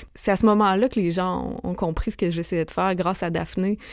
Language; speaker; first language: French; native; French